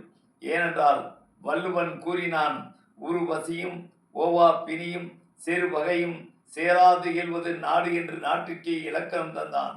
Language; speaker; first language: Tamil; native; Tamil